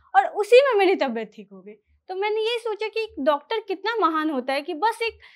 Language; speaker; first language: Hindi; native; Hindi